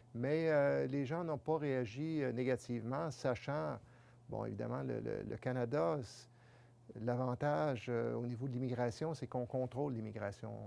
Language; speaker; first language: French; native; French